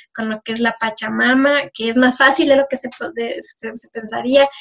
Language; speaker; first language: Spanish; native; Spanish